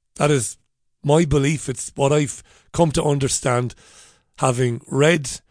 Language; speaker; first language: English; native; English